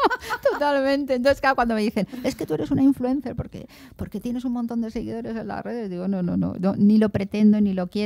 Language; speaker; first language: Spanish; native; Spanish